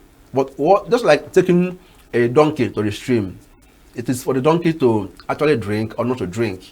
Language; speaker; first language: English; non-native, local second language; Igbo